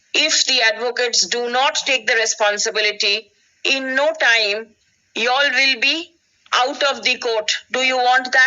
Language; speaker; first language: English; non-native, local second language; Bangla